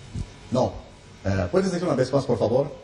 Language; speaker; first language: Spanish; non-native, fluent; Arabic